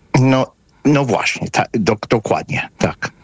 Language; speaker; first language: Polish; non-native, fluent; English